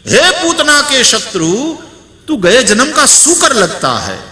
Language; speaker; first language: Hindi; non-native, local second language; Gujarati